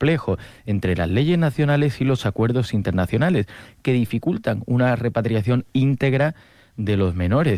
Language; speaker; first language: Spanish; native; Spanish